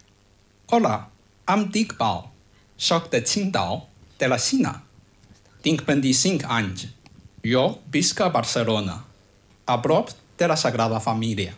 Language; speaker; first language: Catalan; non-native, learner; Chinese